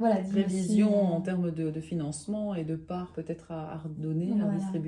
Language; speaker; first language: French; native; French